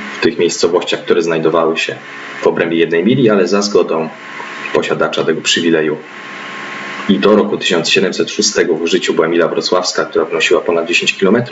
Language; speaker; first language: Polish; native; Polish